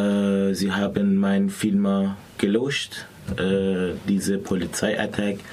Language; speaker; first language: German; non-native, learner; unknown